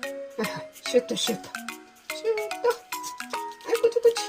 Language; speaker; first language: Japanese; native; Japanese